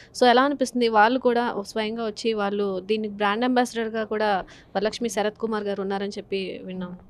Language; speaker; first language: Telugu; native; Telugu